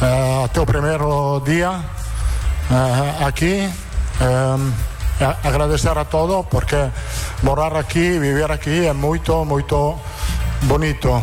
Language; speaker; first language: Portuguese; non-native, learner; Italian